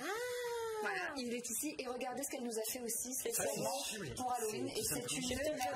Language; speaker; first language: French; native; French